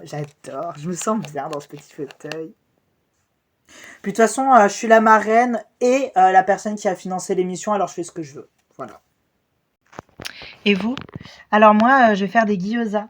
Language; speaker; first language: French; native; French